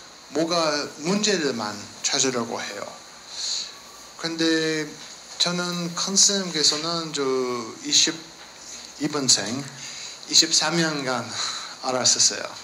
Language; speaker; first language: Korean; non-native, learner; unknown